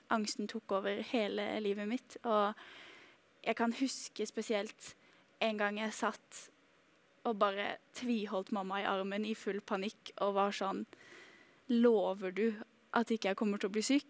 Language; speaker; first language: Norwegian; native; Norwegian